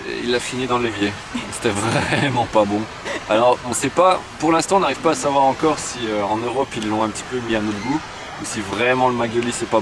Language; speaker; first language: French; native; French